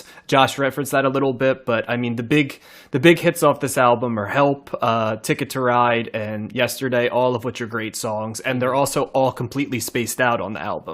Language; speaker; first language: English; native; English